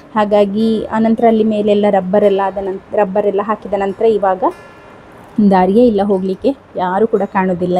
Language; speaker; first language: Kannada; native; Kannada